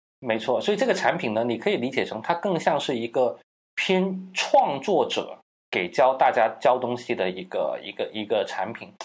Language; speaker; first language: Chinese; non-native, local second language; Cantonese